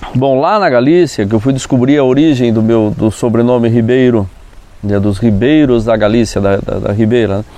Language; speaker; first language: Portuguese; native; Portuguese